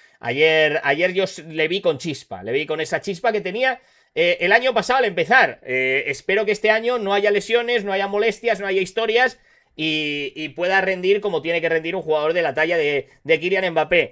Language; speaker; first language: Spanish; native; Spanish